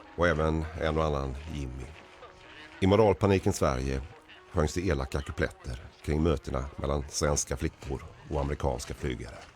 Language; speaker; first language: Swedish; native; Swedish